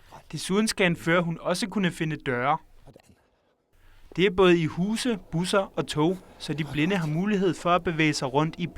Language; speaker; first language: Danish; native; Danish